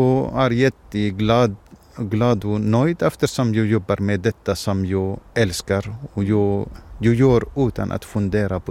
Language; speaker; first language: Swedish; non-native, fluent; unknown